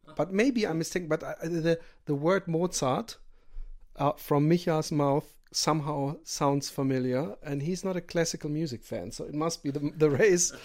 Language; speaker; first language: English; non-native, fluent; German